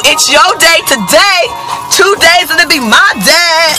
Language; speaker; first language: English; native; English